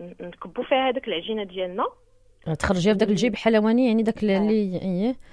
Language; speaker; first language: Arabic; native; Arabic